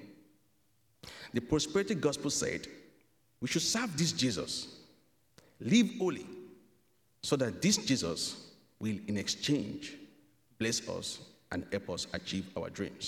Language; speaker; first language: English; non-native, local second language; Yoruba